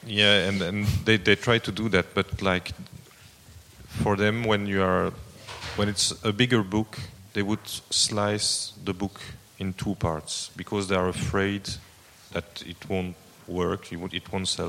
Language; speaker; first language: English; non-native, fluent; French